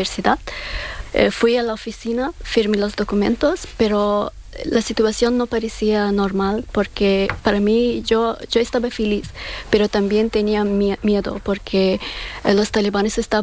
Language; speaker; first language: Spanish; non-native, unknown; Persian